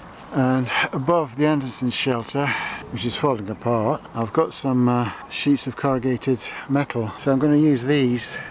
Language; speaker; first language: English; native; English